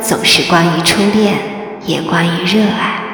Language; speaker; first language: Chinese; native; Chinese